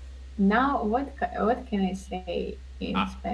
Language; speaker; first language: English; non-native, learner; Russian